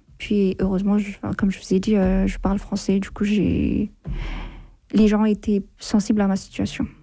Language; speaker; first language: French; non-native, fluent; Amharic